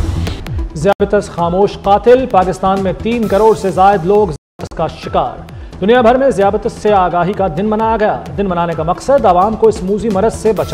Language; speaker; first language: Urdu; native; Urdu